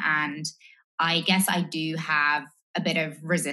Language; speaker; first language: English; native; English